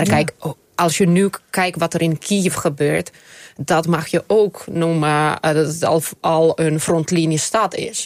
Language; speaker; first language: Dutch; non-native, fluent; Ukrainian